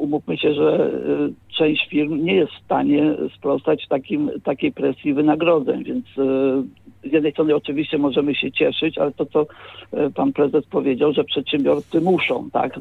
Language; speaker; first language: Polish; native; Polish